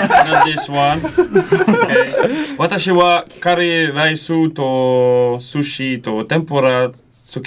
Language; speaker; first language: Japanese; non-native, learner; French